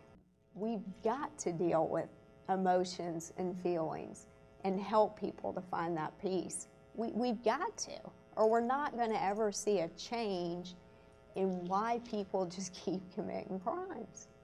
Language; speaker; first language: English; native; English